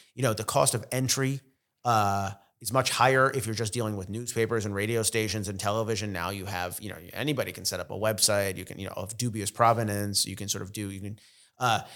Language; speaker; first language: English; non-native, fluent; Russian